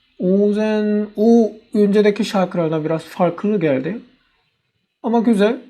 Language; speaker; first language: Turkish; non-native, learner; Korean